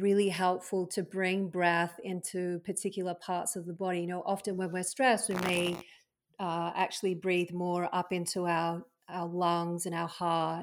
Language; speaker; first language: English; native; English